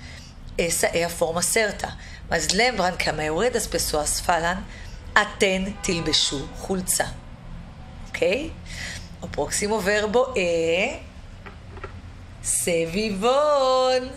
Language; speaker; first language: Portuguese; non-native, fluent; Hebrew